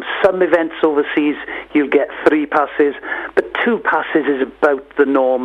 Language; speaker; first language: English; native; English